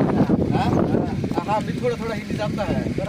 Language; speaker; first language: Hindi; non-native, learner; Bangla